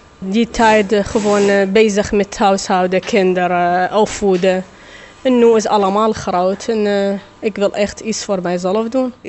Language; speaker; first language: Dutch; non-native, learner; Arabic